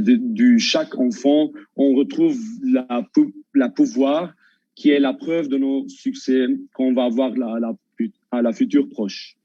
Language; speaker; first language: French; non-native, local second language; Armenian